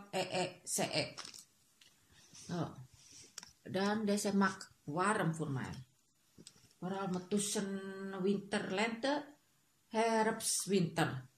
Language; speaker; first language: Dutch; non-native, learner; Indonesian